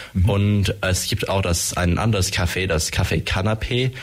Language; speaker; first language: German; non-native, fluent; French